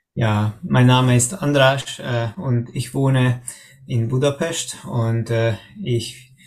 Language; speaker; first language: German; non-native, learner; Hungarian